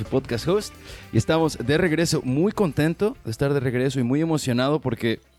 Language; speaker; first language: Spanish; early bilingual, other home language; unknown